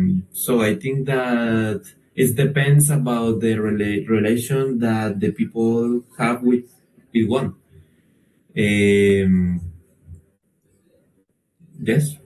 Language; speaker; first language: English; non-native, learner; Spanish